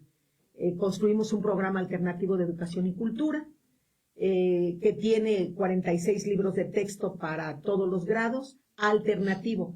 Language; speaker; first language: Spanish; native; Spanish